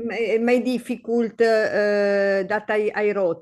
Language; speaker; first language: English; non-native, learner; Italian